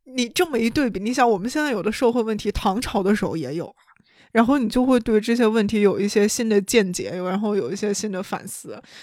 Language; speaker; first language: Chinese; native; Chinese